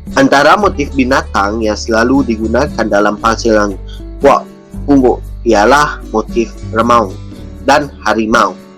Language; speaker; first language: Malay; non-native, local second language; Iban